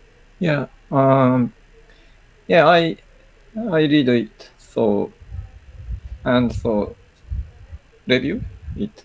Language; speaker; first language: English; non-native, learner; Japanese